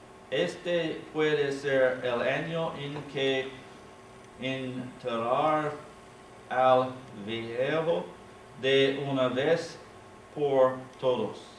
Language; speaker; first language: Spanish; non-native, learner; English